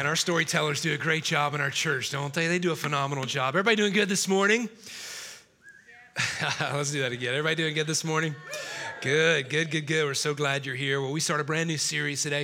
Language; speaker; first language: English; native; English